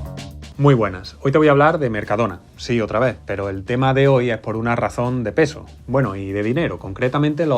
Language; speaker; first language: Spanish; native; Spanish